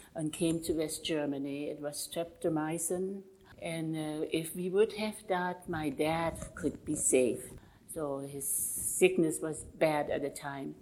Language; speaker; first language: English; non-native, fluent; German